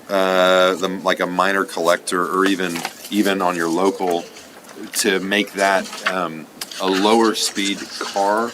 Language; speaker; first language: English; native; English